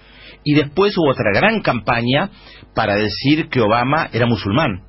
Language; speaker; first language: Spanish; native; Spanish